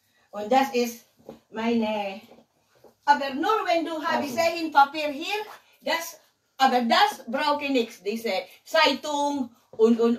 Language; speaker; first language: German; non-native, learner; Filipino